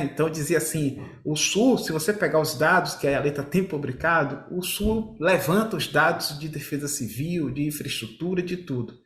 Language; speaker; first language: Portuguese; native; Portuguese